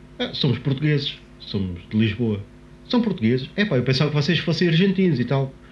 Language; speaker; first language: Portuguese; native; Portuguese